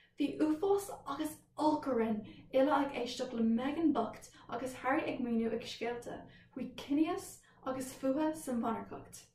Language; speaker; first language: Irish; non-native, local second language; English